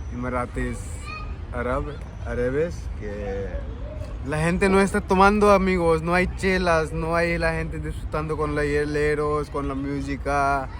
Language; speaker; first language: Spanish; non-native, learner; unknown